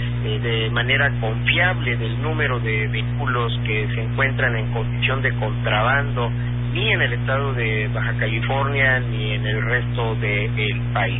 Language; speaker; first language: Spanish; native; Spanish